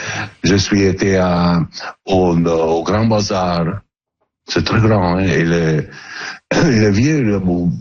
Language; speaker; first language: French; non-native, learner; Italian